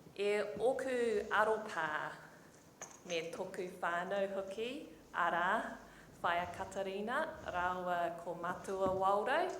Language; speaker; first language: Māori; non-native, local second language; English